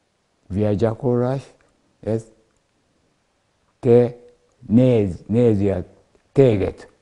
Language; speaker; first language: Hungarian; non-native, learner; Japanese